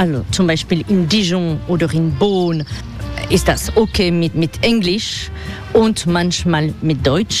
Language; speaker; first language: German; non-native, fluent; French